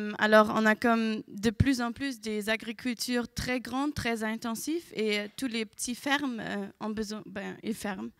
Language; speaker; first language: French; non-native, fluent; German